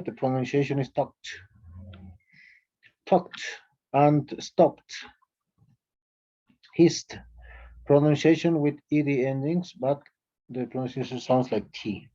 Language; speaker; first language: English; non-native, fluent; Spanish